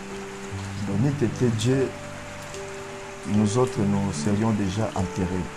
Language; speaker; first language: French; non-native, local second language; Lingala